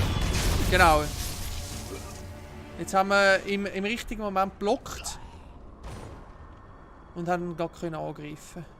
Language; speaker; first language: German; native; German